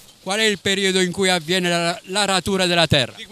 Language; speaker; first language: Italian; native; Italian